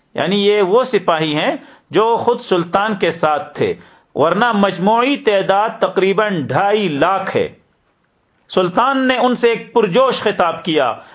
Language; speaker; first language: Urdu; native; Urdu